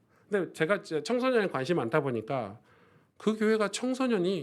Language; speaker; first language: Korean; native; Korean